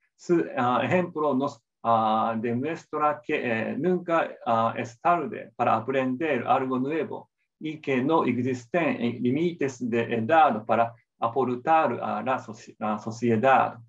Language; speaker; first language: Spanish; non-native, fluent; Japanese